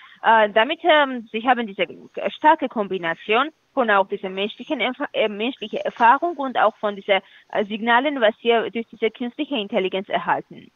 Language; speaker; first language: German; non-native, fluent; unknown